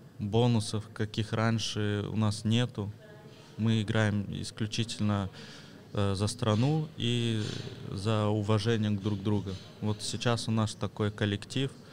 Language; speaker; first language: Russian; early bilingual, heritage; Russian